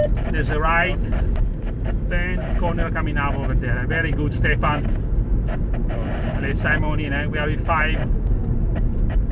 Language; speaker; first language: English; non-native, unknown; Italian